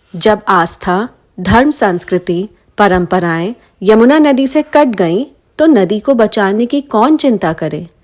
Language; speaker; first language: Hindi; native; Hindi